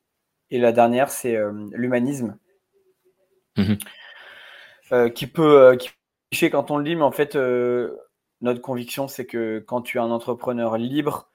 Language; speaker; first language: French; native; French